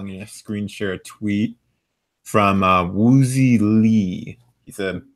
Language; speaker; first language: English; native; English